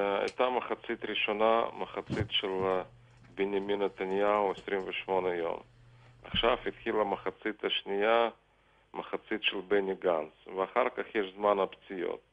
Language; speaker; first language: Hebrew; non-native, fluent; Russian